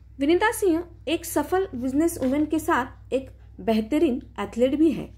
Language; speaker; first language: Hindi; non-native, local second language; Marathi